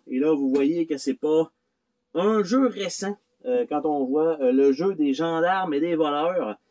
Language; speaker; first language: French; native; French